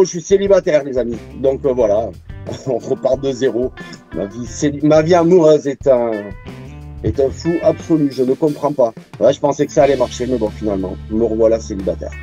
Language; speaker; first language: French; native; French